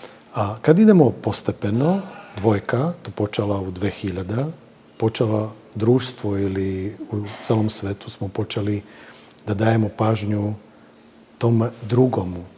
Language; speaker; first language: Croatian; non-native, fluent; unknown